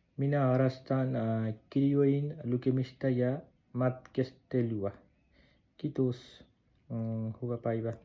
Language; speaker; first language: Finnish; non-native, learner; Nepali